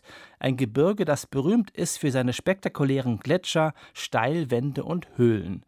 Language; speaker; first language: German; native; German